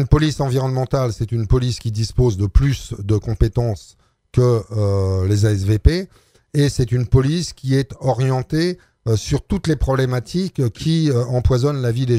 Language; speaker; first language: French; native; French